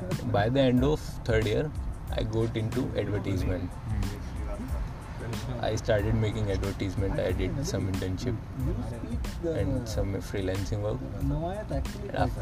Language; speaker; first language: English; non-native, local second language; Hindi